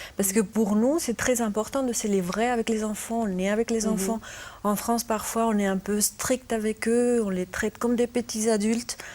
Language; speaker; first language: French; non-native, fluent; Spanish